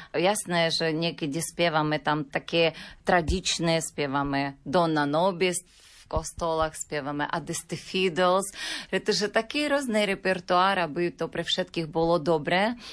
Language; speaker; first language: Slovak; non-native, learner; Ukrainian